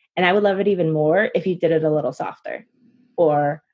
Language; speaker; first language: English; native; English